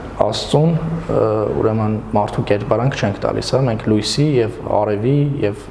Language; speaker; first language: Armenian; non-native, local second language; Kurdish